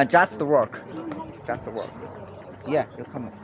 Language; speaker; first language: English; non-native, learner; Chinese